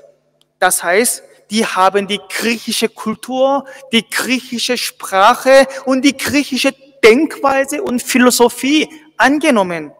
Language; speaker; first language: German; non-native, fluent; Korean